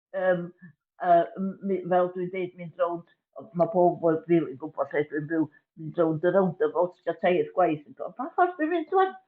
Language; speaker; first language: Welsh; native; Welsh